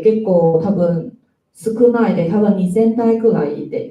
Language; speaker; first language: Japanese; non-native, learner; Chinese